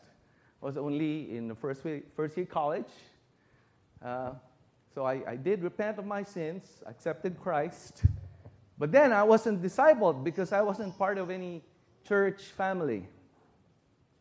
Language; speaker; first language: English; non-native, local second language; Filipino